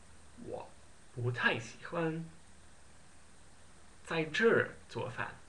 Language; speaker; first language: Chinese; non-native, learner; Dutch